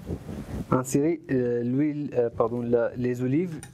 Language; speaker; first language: French; non-native, fluent; Arabic